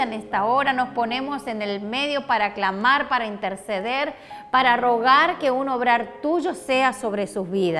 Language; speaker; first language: Spanish; native; Spanish